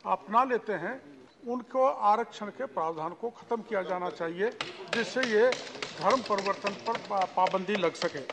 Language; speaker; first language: Hindi; native; Hindi